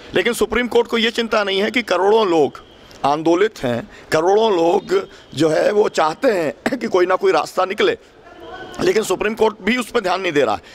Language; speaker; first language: Hindi; native; Hindi